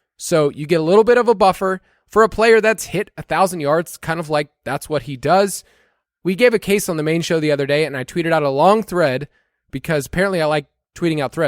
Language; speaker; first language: English; native; English